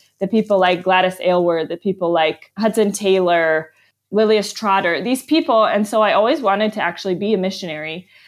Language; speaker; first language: English; native; English